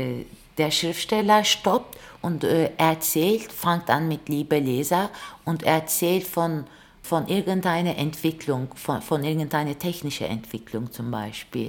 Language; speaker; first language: German; non-native, fluent; Turkish